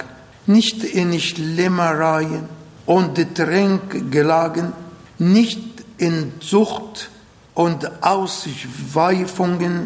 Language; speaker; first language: German; non-native, fluent; Arabic